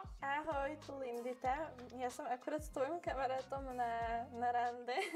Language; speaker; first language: Slovak; non-native, fluent; Albanian